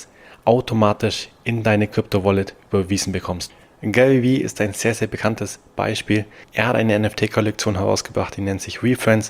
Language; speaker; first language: German; native; German